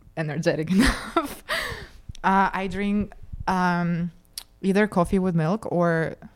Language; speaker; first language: English; non-native, fluent; Russian